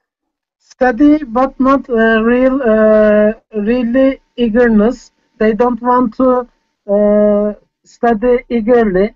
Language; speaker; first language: English; non-native, fluent; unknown